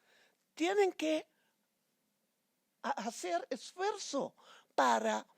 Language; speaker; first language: Spanish; non-native, fluent; Papiamento